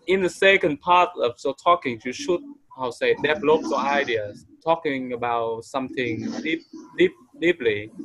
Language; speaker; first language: English; non-native, fluent; Vietnamese